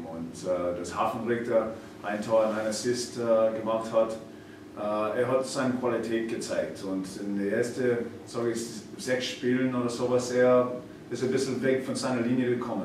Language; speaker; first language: German; non-native, fluent; English